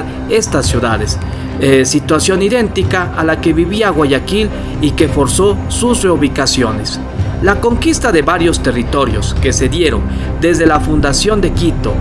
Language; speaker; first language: Spanish; native; Spanish